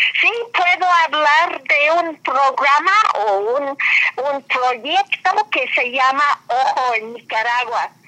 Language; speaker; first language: Spanish; non-native, fluent; English